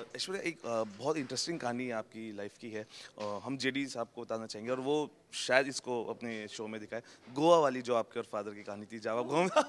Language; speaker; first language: Hindi; native; Hindi